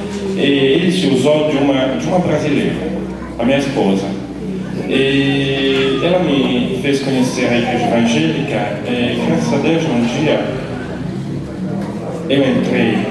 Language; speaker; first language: Portuguese; non-native, learner; Italian